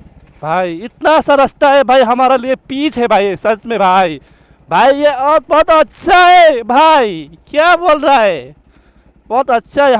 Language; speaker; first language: Hindi; non-native, learner; Nepali